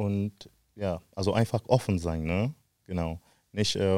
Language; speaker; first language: German; non-native, fluent; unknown